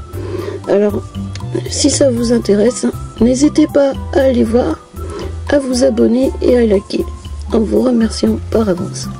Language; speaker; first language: French; native; French